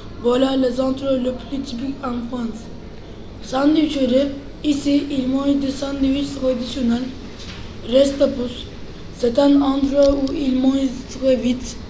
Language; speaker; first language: French; non-native, learner; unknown